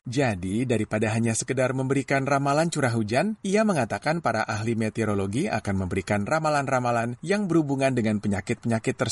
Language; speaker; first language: Indonesian; native; Indonesian